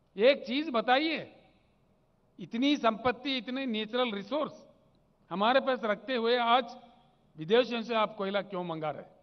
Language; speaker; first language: Hindi; non-native, local second language; Telugu